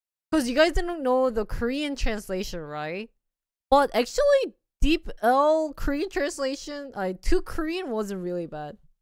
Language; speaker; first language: English; non-native, fluent; Korean